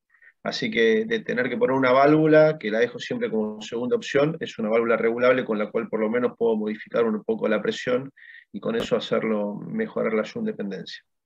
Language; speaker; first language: Spanish; native; Spanish